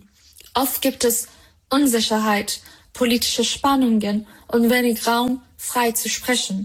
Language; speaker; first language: German; non-native, fluent; Persian